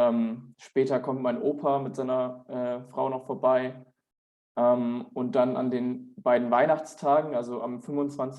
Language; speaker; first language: German; native; German